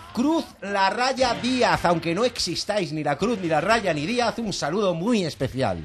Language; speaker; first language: Spanish; native; Spanish